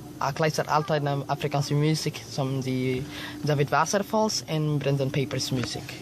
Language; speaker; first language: Dutch; non-native, learner; Filipino